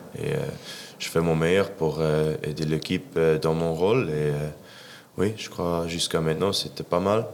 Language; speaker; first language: French; non-native, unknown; English